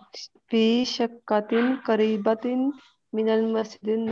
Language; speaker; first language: Arabic; non-native, learner; Urdu